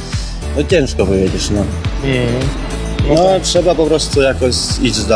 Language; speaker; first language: Polish; non-native, fluent; Ukrainian